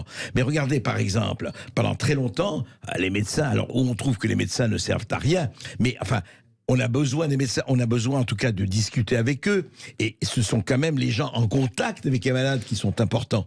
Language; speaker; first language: French; native; French